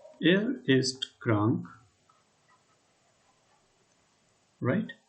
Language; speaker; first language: German; non-native, fluent; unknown